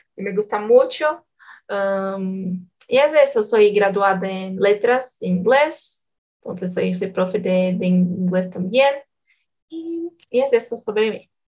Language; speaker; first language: Spanish; non-native, learner; Portuguese